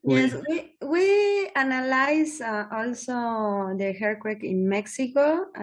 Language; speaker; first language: English; non-native, learner; Spanish